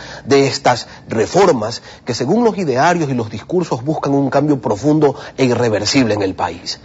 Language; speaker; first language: Spanish; native; Spanish